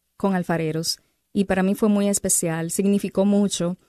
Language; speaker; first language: Spanish; native; Spanish